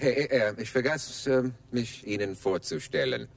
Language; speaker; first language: German; non-native, learner; English